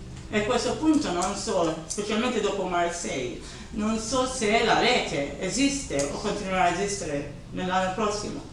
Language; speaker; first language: Italian; non-native, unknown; Maltese